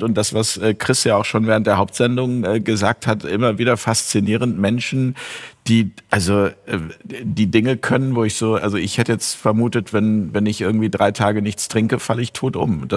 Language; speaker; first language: German; native; German